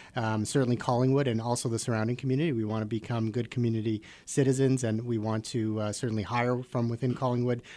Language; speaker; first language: English; native; English